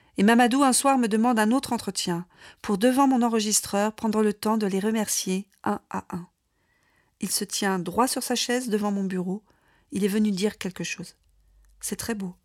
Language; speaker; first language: French; native; French